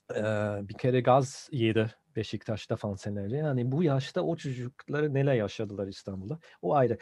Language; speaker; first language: Turkish; non-native, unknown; German